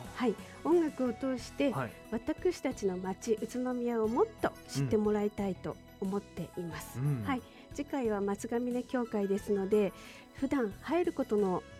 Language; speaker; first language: Japanese; native; Japanese